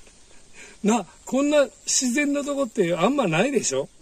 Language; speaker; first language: Japanese; native; Japanese